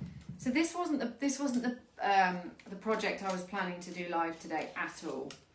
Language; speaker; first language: English; native; English